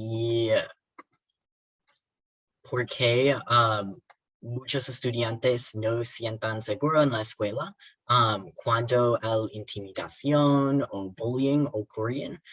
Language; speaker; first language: Spanish; non-native, learner; English